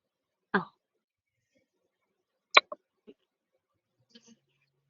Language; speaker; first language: English; non-native, learner; Vietnamese